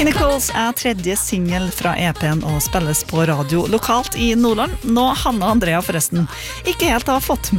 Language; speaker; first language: Norwegian; native; Norwegian